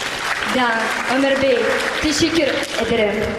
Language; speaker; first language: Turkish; non-native, learner; Ingush